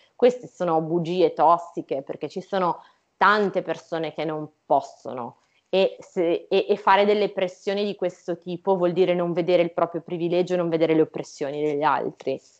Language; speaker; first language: Italian; native; Italian